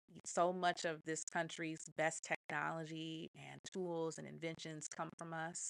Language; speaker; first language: English; native; English